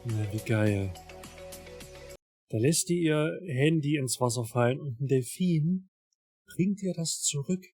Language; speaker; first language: German; native; German